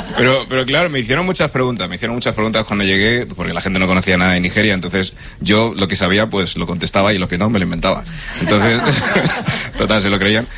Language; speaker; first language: Spanish; early bilingual, other home language; English